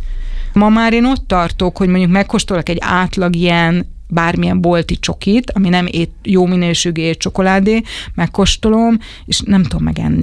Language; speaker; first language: Hungarian; native; Hungarian